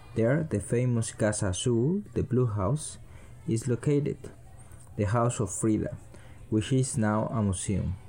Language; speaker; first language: English; early bilingual, other home language; Spanish